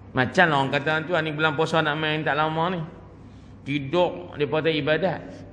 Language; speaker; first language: Malay; native; Malay